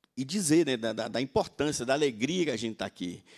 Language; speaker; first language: Portuguese; native; Portuguese